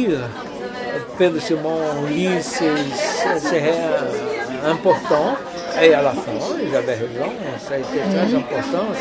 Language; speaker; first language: French; non-native, fluent; Portuguese